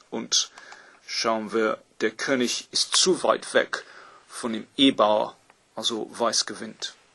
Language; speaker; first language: German; non-native, fluent; English